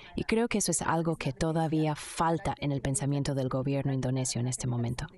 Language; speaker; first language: Spanish; non-native, fluent; Indonesian